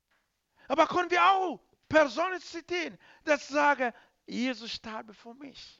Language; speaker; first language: German; non-native, learner; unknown